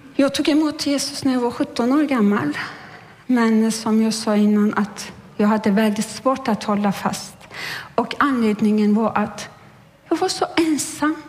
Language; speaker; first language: Swedish; non-native, fluent; Turkish